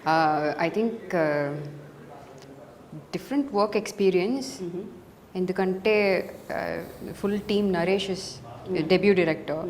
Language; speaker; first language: Telugu; non-native, learner; Tamil